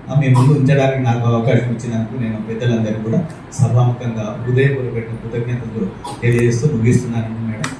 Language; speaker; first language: Telugu; native; Telugu